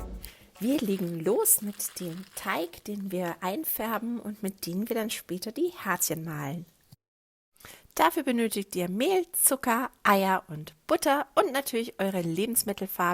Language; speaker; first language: German; native; German